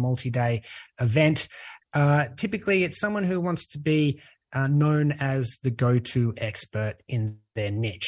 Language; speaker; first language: English; native; English